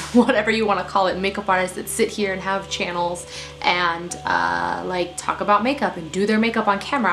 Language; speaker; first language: English; native; English